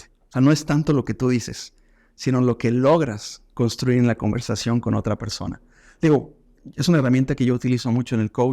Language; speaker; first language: Spanish; native; Spanish